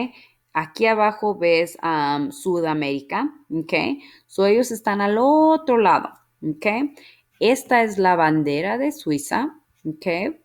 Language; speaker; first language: Spanish; early bilingual, heritage; Spanish